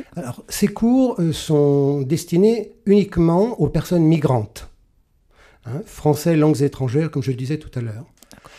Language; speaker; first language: French; native; French